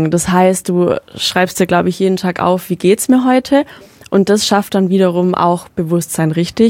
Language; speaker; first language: German; native; German